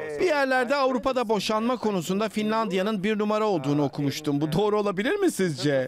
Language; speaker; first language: Turkish; native; Turkish